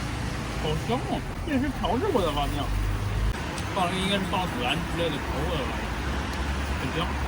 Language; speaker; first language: Chinese; native; Chinese